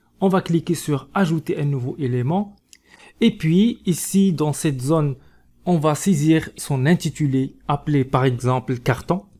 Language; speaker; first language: French; non-native, local second language; Arabic